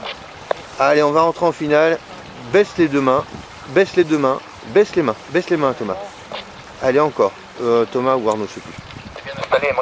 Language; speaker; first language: French; native; French